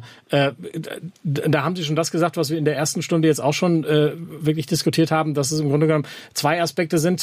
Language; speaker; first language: German; native; German